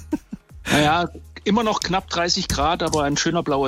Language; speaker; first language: German; native; German